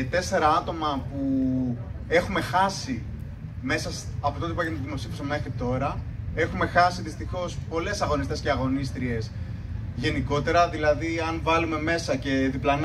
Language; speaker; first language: Greek; native; Greek